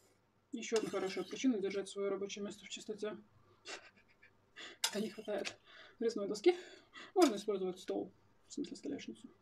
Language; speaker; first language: Russian; native; Russian